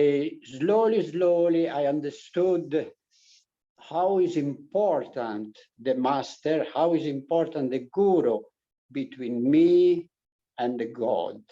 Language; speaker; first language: English; non-native, learner; Italian